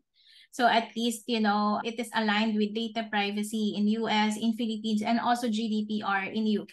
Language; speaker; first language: English; non-native, local second language; Filipino